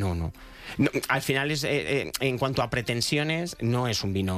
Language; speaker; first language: Spanish; native; Spanish